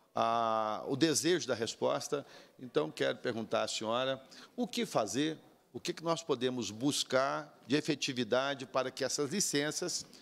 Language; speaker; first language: Portuguese; native; Portuguese